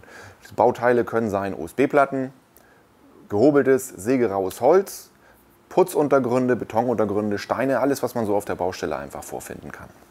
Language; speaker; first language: German; native; German